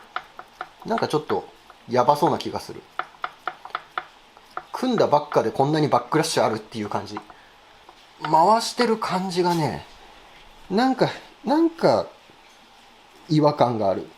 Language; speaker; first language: Japanese; native; Japanese